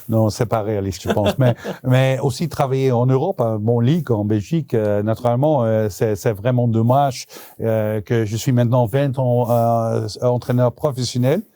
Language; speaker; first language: French; non-native, local second language; Dutch